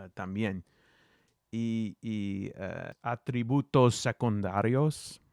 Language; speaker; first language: Spanish; non-native, learner; English